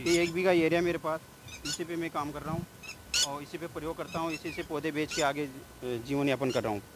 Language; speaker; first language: Hindi; native; Hindi